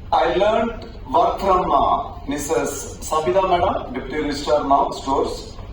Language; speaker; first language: English; non-native, local second language; Tamil